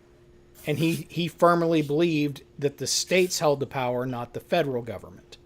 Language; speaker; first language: English; native; English